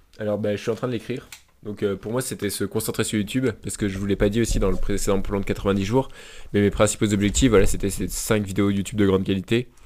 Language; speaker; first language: French; native; French